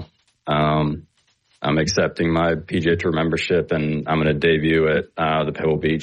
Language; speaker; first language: English; native; English